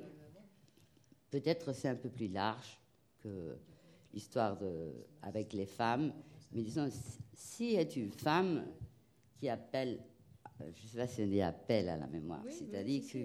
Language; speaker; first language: French; non-native, fluent; Spanish